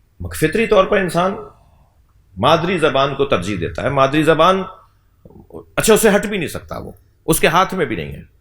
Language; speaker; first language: Urdu; native; Urdu